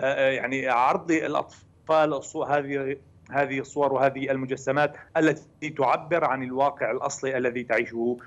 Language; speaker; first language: Arabic; native; Arabic